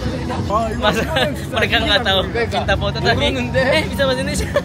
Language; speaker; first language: Indonesian; non-native, fluent; Korean